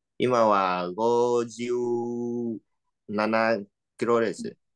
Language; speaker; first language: Japanese; non-native, learner; Vietnamese